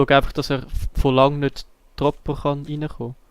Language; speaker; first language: German; native; German